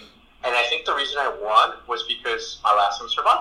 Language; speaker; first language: English; early bilingual, other home language; Spanish